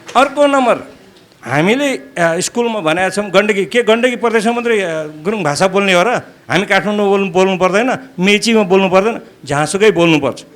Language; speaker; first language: Nepali; non-native, local second language; Gurung